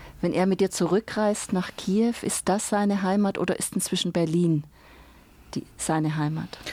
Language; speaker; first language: German; native; German